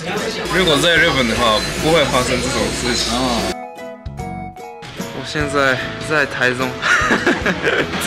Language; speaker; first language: Chinese; non-native, fluent; Japanese